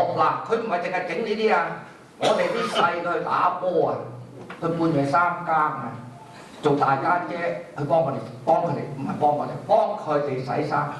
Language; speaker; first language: Cantonese; native; Cantonese